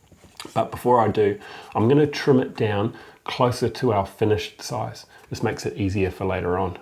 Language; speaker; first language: English; native; English